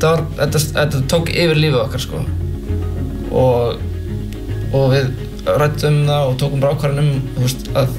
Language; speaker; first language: Icelandic; native; Icelandic